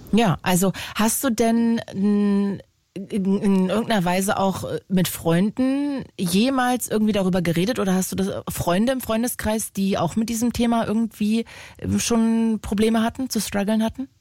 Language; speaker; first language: German; native; German